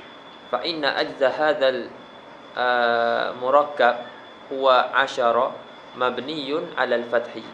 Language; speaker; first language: Arabic; non-native, fluent; Malay